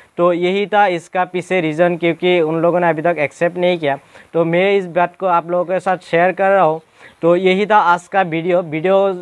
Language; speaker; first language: Hindi; non-native, local second language; Assamese